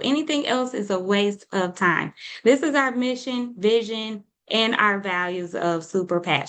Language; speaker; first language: English; native; English